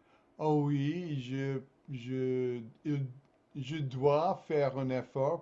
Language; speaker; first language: French; non-native, fluent; English